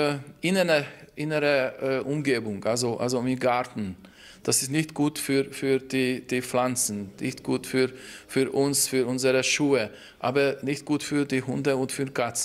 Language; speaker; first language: German; non-native, fluent; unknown